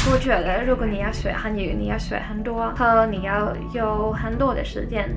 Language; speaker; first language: Chinese; non-native, learner; Swedish